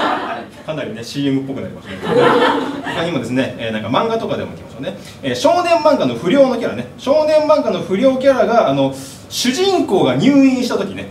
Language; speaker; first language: Japanese; native; Japanese